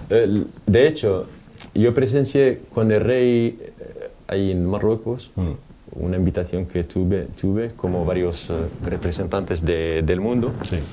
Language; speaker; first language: Spanish; non-native, fluent; Arabic